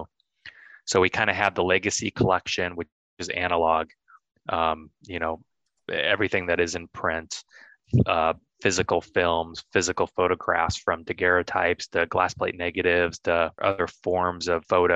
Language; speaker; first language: English; native; English